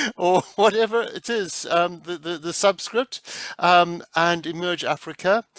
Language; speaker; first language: English; native; English